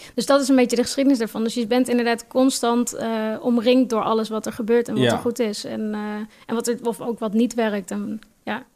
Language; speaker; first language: Dutch; native; Dutch